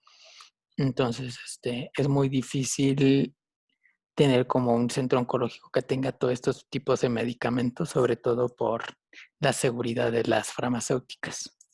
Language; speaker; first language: Spanish; native; Spanish